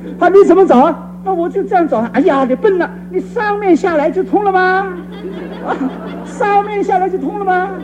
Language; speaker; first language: Chinese; non-native, local second language; Cantonese